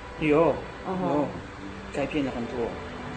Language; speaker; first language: Chinese; non-native, learner; French